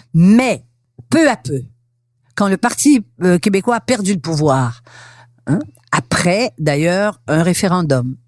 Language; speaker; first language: French; native; French